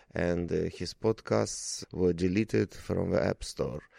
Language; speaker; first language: English; non-native, learner; Russian